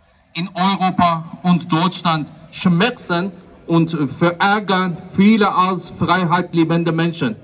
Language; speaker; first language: German; non-native, fluent; Persian